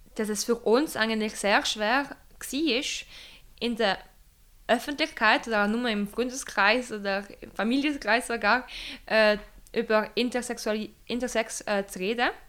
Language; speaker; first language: German; non-native, local second language; French